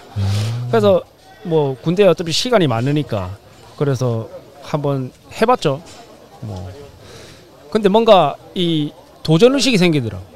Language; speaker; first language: Korean; native; Korean